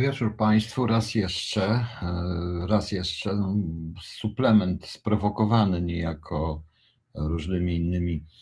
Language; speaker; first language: Polish; native; Polish